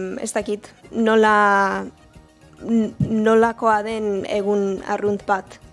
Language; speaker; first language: Basque; non-native, learner; English